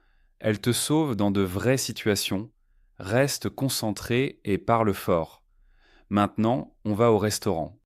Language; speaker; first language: French; native; French